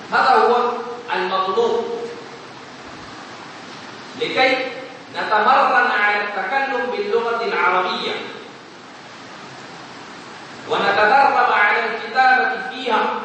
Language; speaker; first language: Arabic; non-native, fluent; Urdu